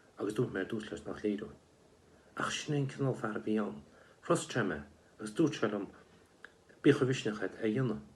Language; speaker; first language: Irish; native; Irish